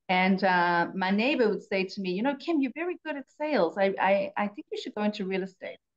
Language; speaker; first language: English; native; English